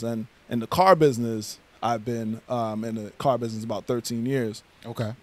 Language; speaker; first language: English; native; English